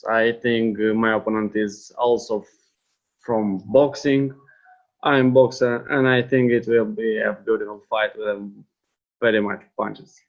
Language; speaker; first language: English; non-native, learner; Romanian